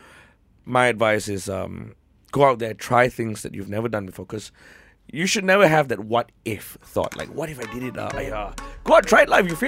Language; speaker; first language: English; native; English